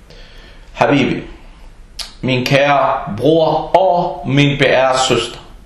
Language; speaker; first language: Danish; non-native, fluent; Arabic